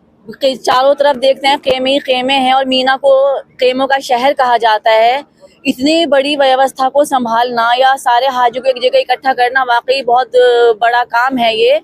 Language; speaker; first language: Hindi; native; Hindi